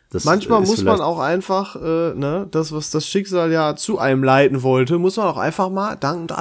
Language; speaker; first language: German; native; German